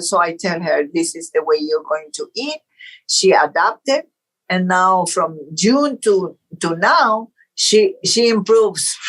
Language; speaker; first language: English; non-native, fluent; Portuguese